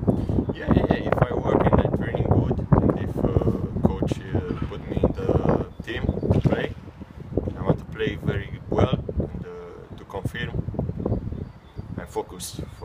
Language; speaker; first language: English; non-native, learner; Romanian